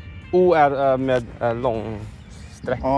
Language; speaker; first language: Swedish; non-native, learner; Cantonese